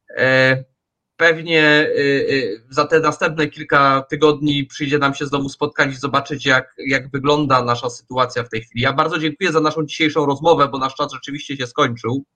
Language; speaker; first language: Polish; native; Polish